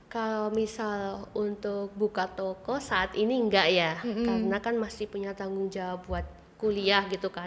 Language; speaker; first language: Indonesian; native; Indonesian